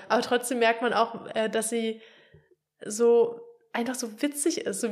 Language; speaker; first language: German; native; German